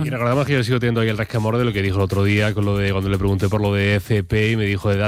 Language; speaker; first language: Spanish; native; Spanish